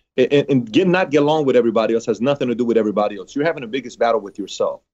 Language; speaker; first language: English; early bilingual, other home language; Persian